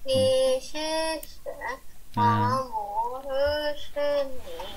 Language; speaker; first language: Chinese; early bilingual, heritage; Chinese